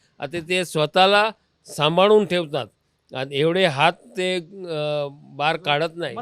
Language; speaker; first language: Marathi; non-native, local second language; Gujarati